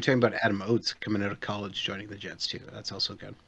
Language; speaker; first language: English; native; English